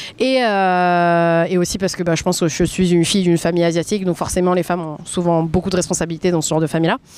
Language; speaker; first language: French; native; French